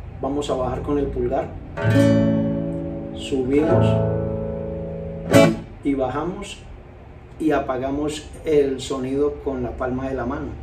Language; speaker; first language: Spanish; native; Spanish